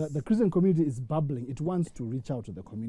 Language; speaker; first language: English; non-native, local second language; Shona